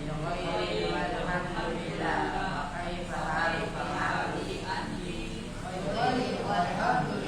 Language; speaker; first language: Arabic; non-native, learner; Indonesian